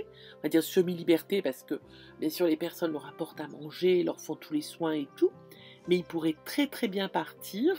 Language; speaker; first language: French; native; French